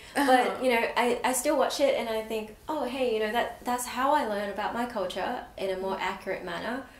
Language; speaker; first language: English; native; English